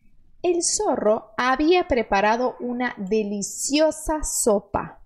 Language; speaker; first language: Spanish; non-native, fluent; Portuguese